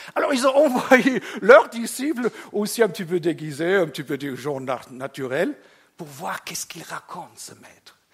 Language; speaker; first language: French; non-native, fluent; German